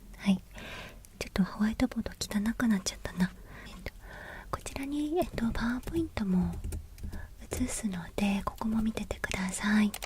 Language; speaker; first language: Japanese; native; Japanese